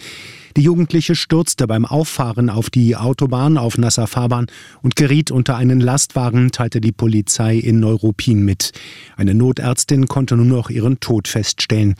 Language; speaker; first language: German; native; German